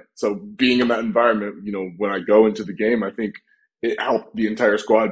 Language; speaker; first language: English; native; English